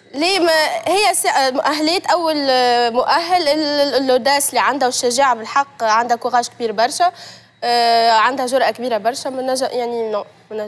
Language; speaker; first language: Arabic; native; Arabic